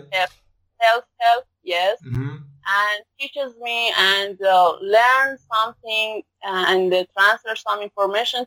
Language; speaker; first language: English; non-native, learner; Persian